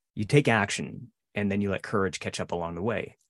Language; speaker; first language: English; native; English